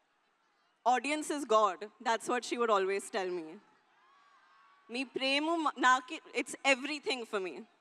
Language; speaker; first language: Telugu; non-native, learner; Hindi